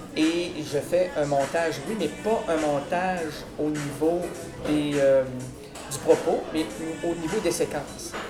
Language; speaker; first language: French; native; French